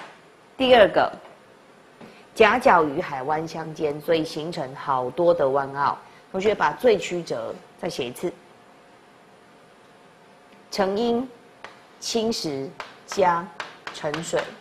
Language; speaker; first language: Chinese; native; Chinese